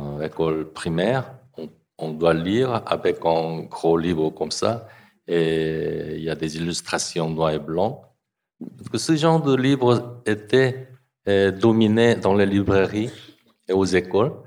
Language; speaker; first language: French; non-native, fluent; Korean